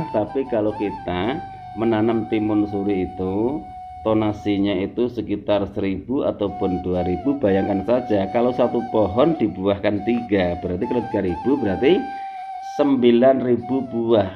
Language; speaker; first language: Indonesian; native; Indonesian